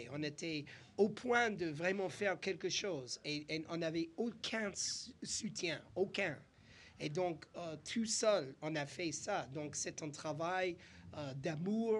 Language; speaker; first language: French; non-native, fluent; English